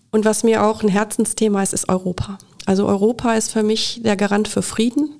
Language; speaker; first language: German; native; German